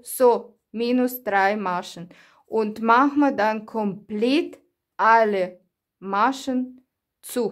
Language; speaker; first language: German; non-native, learner; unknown